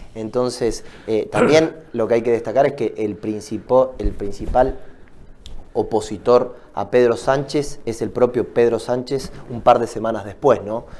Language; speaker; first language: Spanish; native; Spanish